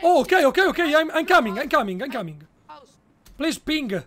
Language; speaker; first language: English; non-native, learner; Italian